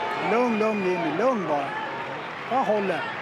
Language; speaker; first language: Swedish; native; Swedish